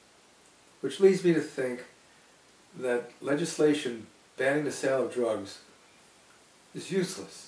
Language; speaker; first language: English; native; English